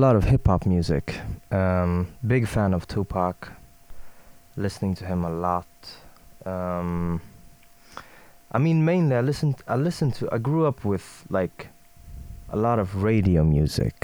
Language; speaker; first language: English; non-native, fluent; Swedish